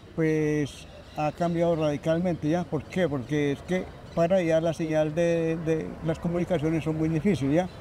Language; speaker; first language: Spanish; native; Spanish